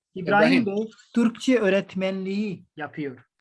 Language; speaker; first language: Turkish; non-native, fluent; Urdu